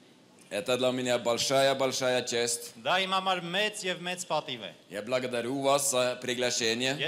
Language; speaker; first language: Russian; non-native, fluent; Norwegian